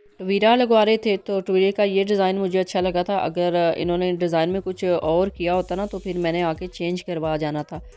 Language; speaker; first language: Urdu; non-native, local second language; Punjabi